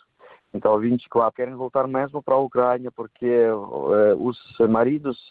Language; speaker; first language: Portuguese; non-native, fluent; Ukrainian